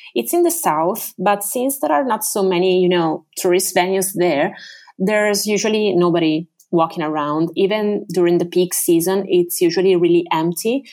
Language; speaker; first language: English; non-native, fluent; Italian